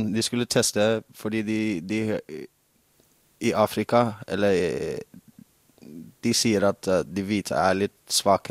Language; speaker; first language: Norwegian; non-native, fluent; English